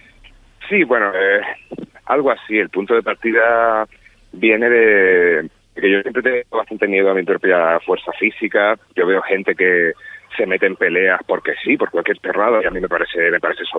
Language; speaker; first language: Spanish; native; Spanish